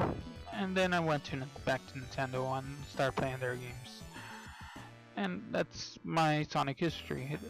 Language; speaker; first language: English; native; English